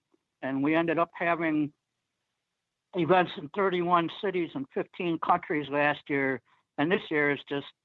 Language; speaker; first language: English; native; English